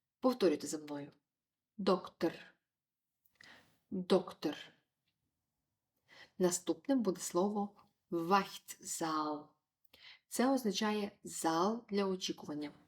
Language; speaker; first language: Ukrainian; native; Ukrainian